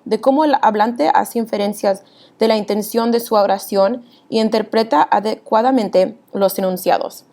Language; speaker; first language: Spanish; early bilingual, heritage; Spanish